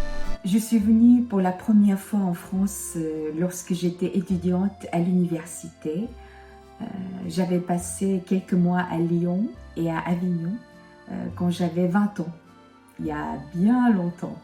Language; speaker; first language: French; non-native, fluent; Korean